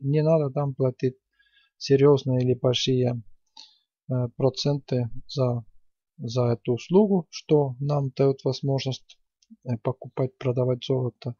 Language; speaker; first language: Russian; non-native, fluent; Estonian